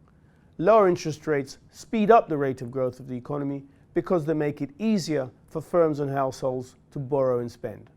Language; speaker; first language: English; native; English